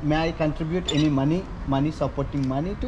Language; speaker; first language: English; non-native, learner; Telugu